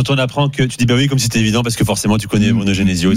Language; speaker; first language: French; native; French